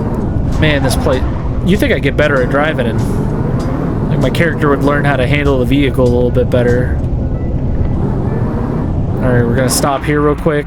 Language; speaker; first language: English; native; English